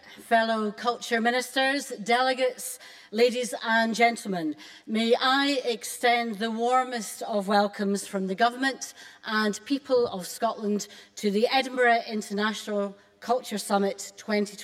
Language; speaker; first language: English; native; English